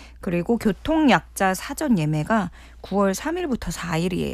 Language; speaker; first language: Korean; native; Korean